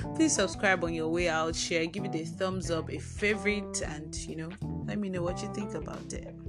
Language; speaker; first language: English; non-native, local second language; Yoruba